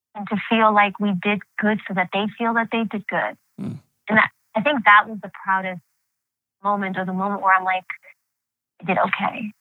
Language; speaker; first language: English; early bilingual, other home language; Greek